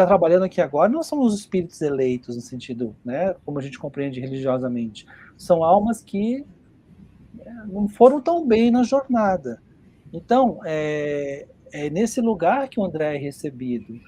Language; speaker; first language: Portuguese; native; Portuguese